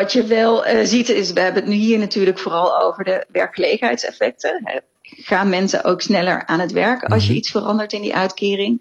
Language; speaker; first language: Dutch; native; Dutch